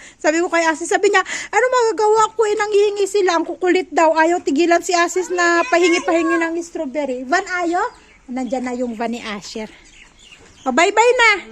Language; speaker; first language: Filipino; non-native, local second language; Iloko